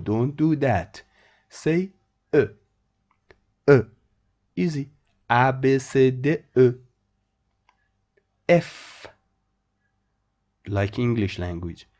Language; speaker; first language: English; non-native, fluent; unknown